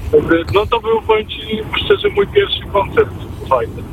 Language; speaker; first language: Polish; native; Polish